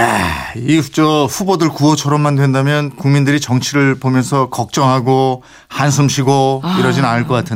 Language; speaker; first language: Korean; native; Korean